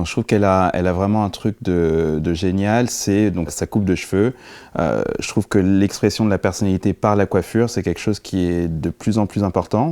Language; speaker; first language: French; native; French